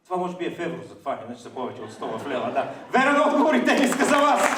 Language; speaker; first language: Bulgarian; native; Bulgarian